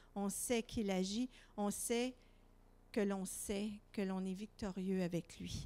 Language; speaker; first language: French; native; French